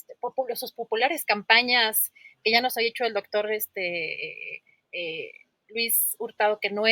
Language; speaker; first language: Spanish; native; Spanish